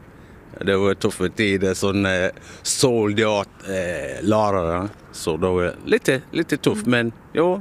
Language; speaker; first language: Swedish; non-native, fluent; English